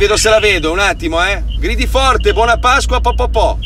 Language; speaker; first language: Italian; native; Italian